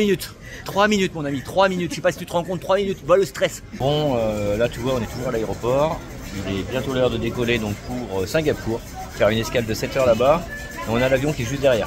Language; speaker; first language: French; native; French